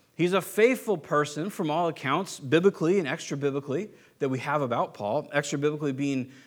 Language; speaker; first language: English; native; English